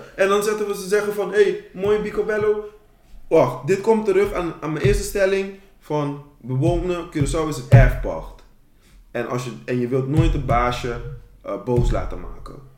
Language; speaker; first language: Dutch; non-native, local second language; Papiamento